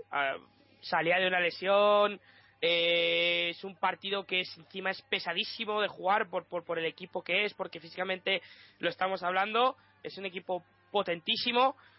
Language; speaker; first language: Spanish; native; Spanish